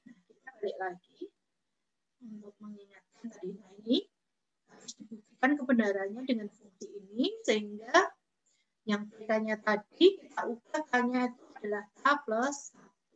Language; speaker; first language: Indonesian; native; Indonesian